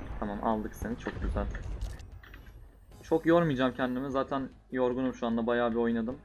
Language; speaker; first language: Turkish; native; Turkish